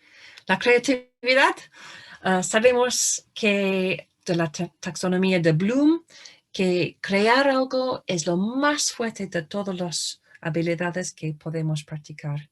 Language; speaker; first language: Spanish; non-native, fluent; English